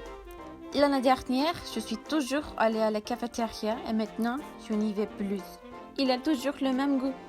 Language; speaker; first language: French; non-native, learner; Turkish